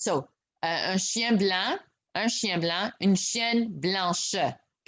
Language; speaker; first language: French; non-native, local second language; English